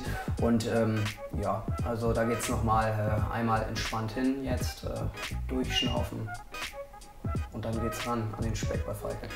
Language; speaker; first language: German; native; German